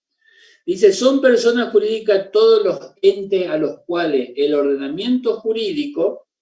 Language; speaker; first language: Spanish; native; Spanish